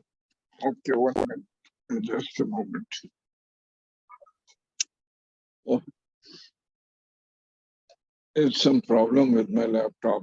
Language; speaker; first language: English; non-native, fluent; Hindi